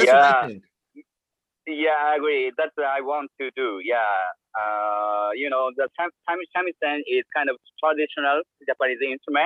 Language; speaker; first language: English; non-native, learner; Japanese